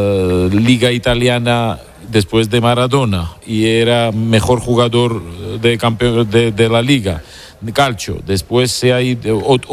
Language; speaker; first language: Spanish; non-native, fluent; Georgian